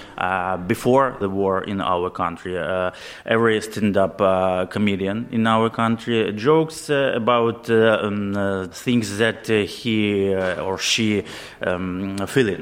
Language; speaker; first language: English; non-native, learner; Ukrainian